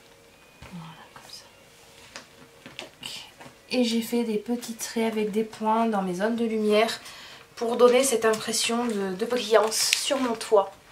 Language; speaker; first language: French; native; French